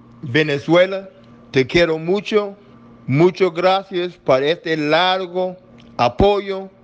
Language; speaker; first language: Spanish; non-native, learner; English